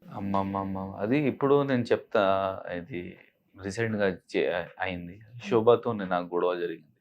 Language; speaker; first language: Telugu; non-native, learner; Hindi